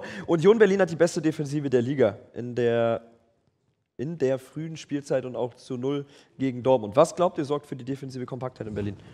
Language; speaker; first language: German; native; German